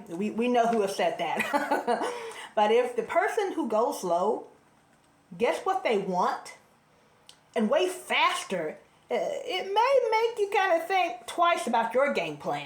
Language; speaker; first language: English; native; English